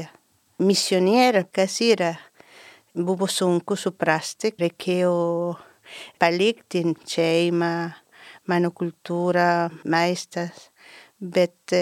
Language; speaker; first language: Lithuanian; non-native, learner; Spanish